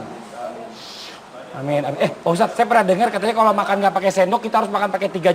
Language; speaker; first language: Indonesian; native; Indonesian